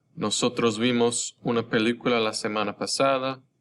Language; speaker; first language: Spanish; non-native, fluent; English